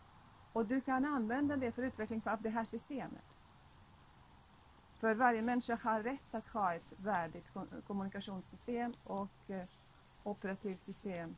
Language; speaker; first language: Swedish; non-native, fluent; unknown